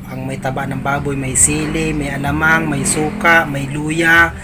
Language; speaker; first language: Filipino; native; Filipino